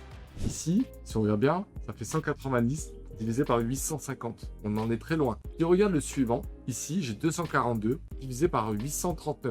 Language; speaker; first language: French; native; French